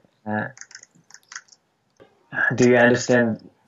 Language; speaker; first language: English; non-native, learner; Japanese